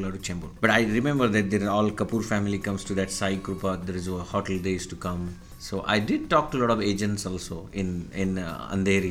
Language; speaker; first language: English; non-native, local second language; Marathi